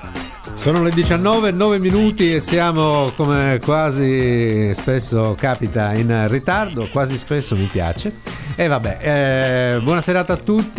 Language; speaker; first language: Italian; native; Italian